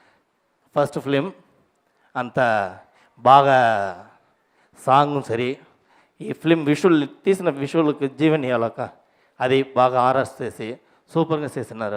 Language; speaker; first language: Telugu; non-native, learner; Tamil